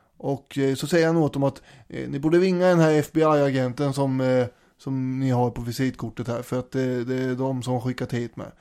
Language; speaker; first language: Swedish; native; Swedish